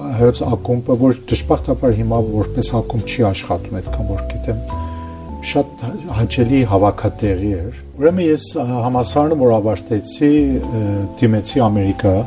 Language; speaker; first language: Armenian; early bilingual, heritage; Armenian